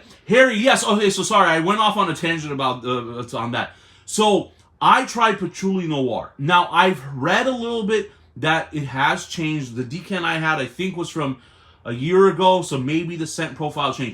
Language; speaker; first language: English; native; English